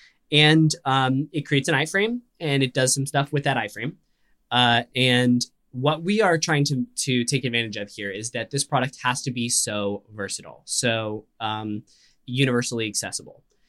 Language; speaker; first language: English; native; English